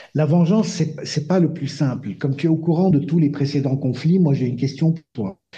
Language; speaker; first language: French; non-native, local second language; Arabic